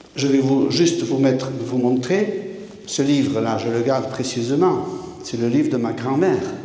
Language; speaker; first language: French; non-native, local second language; Basque